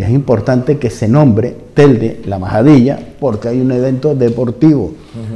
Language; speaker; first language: Spanish; native; Spanish